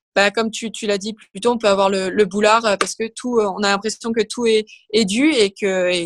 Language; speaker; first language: French; native; French